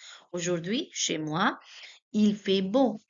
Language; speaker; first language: French; non-native, fluent; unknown